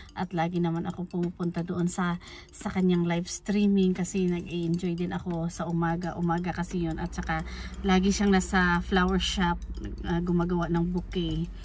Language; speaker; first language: Filipino; non-native, local second language; Cebuano